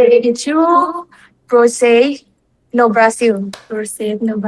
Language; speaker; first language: Portuguese; non-native, learner; Thai